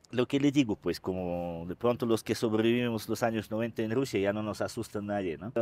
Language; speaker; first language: Spanish; non-native, fluent; Russian